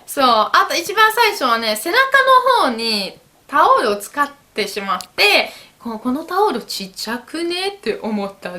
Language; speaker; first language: Japanese; non-native, fluent; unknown